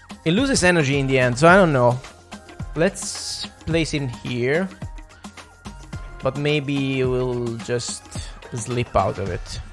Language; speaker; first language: English; non-native, fluent; Italian